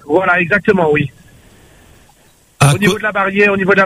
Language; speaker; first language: French; native; French